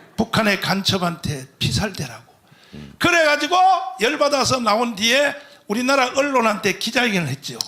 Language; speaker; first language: Korean; native; Korean